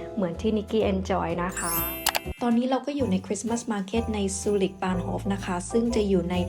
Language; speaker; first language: Thai; early bilingual, other home language; English